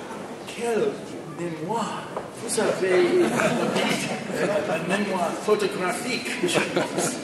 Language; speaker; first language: French; non-native, fluent; English